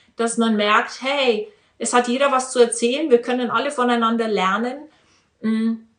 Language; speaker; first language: German; native; German